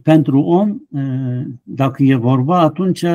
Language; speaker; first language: Romanian; non-native, fluent; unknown